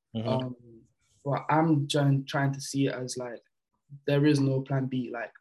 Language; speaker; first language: English; early bilingual, other home language; French